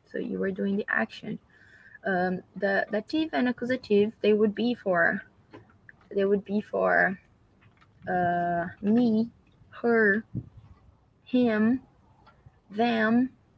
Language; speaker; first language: English; non-native, fluent; Portuguese